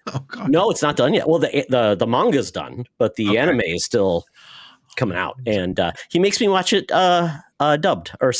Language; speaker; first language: English; native; English